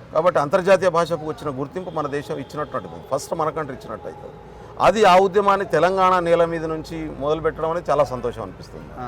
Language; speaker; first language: Telugu; non-native, local second language; Lambadi